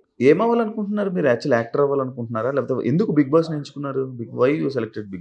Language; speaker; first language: Telugu; native; Telugu